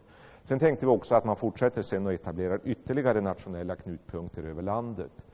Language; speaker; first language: Swedish; native; Swedish